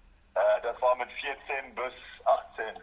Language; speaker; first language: German; non-native, fluent; Afrikaans